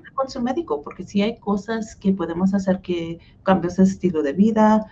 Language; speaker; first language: Spanish; early bilingual, heritage; Spanish